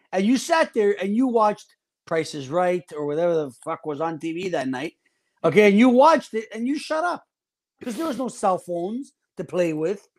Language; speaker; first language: English; early bilingual, other home language; Italian